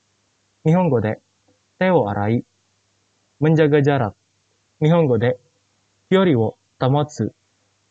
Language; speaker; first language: Japanese; non-native, fluent; Indonesian